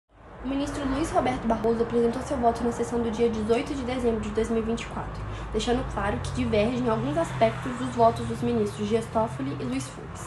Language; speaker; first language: Portuguese; native; Portuguese